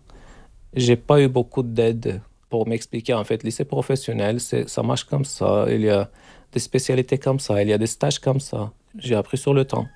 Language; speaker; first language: French; non-native, fluent; Turkish